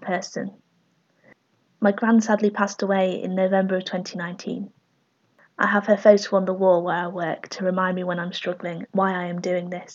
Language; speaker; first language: English; native; English